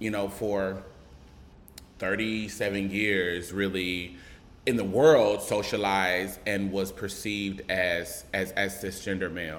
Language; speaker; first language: English; native; English